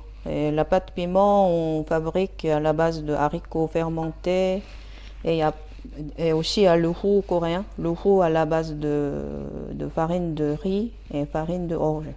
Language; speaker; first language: French; non-native, fluent; Korean